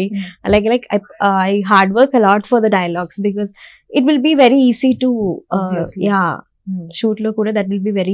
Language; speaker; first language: Telugu; non-native, learner; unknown